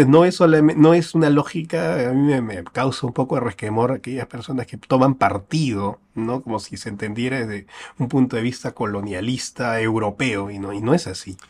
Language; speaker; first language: Spanish; native; Spanish